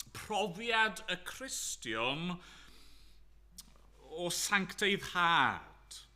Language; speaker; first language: Welsh; native; Welsh